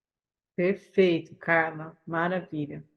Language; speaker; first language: Portuguese; native; Portuguese